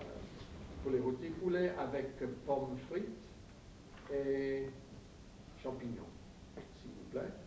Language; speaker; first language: French; non-native, fluent; English